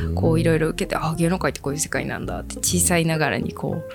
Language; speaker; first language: Japanese; native; Japanese